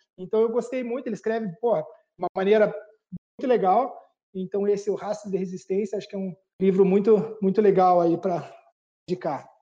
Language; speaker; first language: Portuguese; native; Portuguese